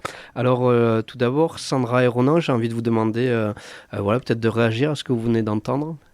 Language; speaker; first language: French; native; French